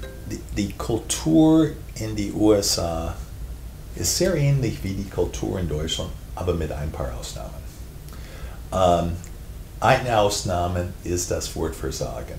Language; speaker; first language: German; non-native, fluent; English